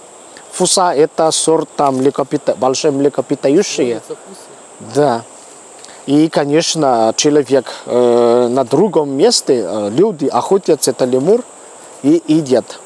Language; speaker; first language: Russian; non-native, learner; Malagasy